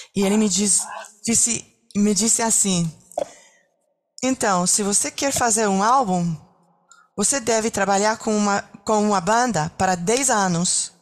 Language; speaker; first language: Portuguese; non-native, learner; French